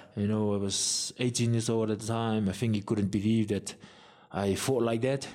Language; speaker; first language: English; non-native, fluent; Samoan